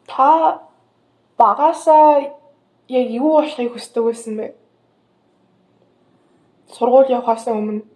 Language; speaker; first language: Mongolian; early bilingual, heritage; Mongolian